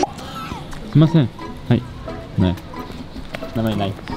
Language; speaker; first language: Japanese; non-native, learner; French